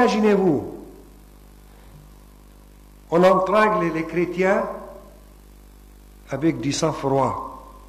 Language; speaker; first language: French; non-native, fluent; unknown